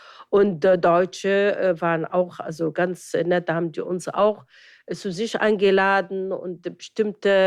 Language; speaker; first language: German; non-native, fluent; Arabic